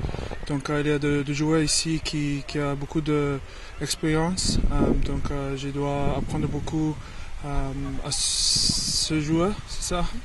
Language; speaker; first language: French; non-native, learner; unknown